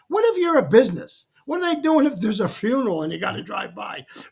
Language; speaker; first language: English; native; English